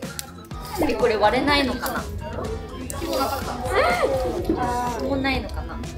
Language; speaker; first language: Japanese; native; Japanese